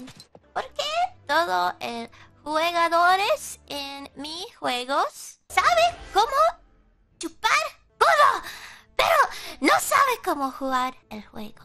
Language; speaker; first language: Spanish; non-native, learner; English